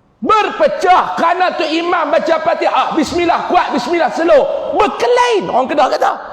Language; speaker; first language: Malay; native; Malay